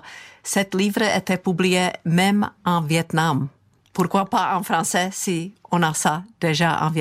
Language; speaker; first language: French; non-native, fluent; Czech